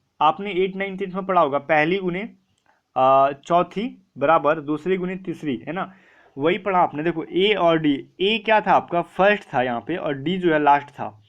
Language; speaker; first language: Hindi; native; Hindi